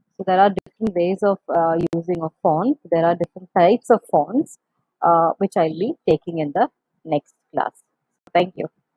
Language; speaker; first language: English; non-native, local second language; Malayalam